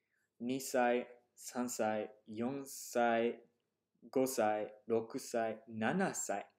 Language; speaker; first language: Japanese; non-native, fluent; English